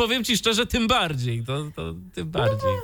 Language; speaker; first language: Polish; native; Polish